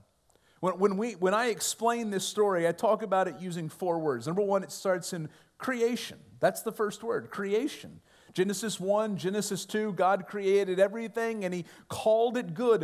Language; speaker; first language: English; native; English